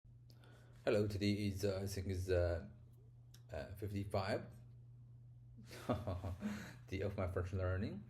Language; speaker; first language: English; non-native, learner; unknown